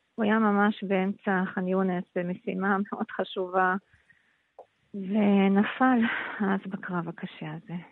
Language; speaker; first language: Hebrew; non-native, fluent; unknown